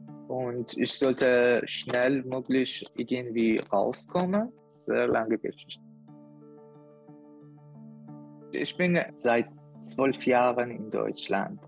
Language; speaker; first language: German; non-native, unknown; Persian